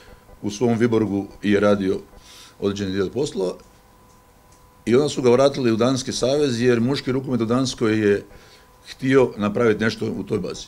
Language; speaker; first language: Croatian; native; Croatian